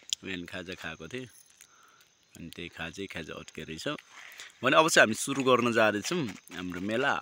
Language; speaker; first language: Nepali; non-native, local second language; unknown